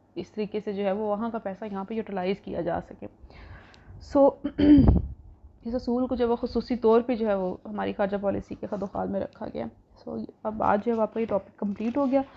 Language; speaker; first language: Urdu; non-native, local second language; Punjabi